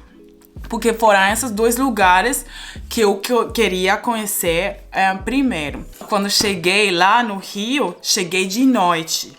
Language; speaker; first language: Portuguese; non-native, fluent; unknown